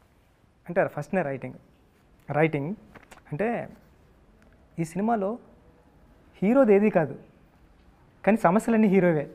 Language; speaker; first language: Telugu; native; Telugu